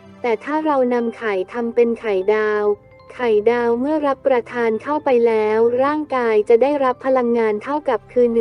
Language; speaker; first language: Thai; native; Thai